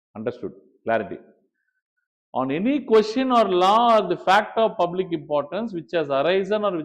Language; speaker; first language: English; non-native, local second language; Tamil